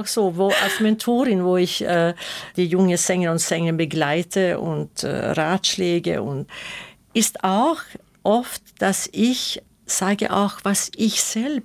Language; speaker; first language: German; non-native, fluent; Swedish